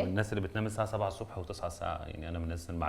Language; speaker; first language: Arabic; native; Arabic